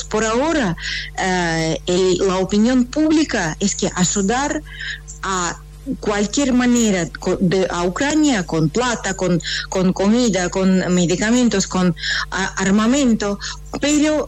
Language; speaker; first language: Spanish; non-native, fluent; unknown